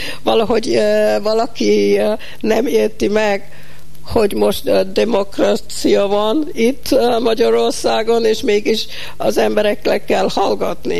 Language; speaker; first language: Hungarian; early bilingual, heritage; Hungarian